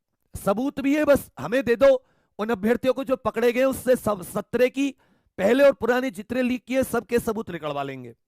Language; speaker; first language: Hindi; native; Hindi